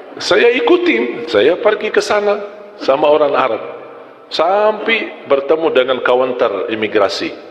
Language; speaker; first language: Malay; non-native, fluent; Arabic